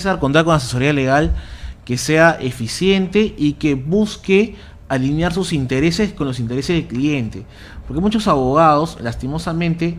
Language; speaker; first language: Spanish; native; Spanish